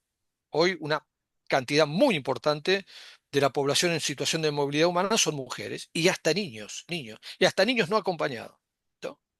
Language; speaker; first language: Spanish; native; Spanish